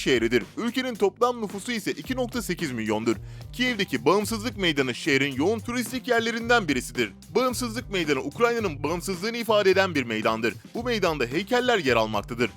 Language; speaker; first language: Turkish; native; Turkish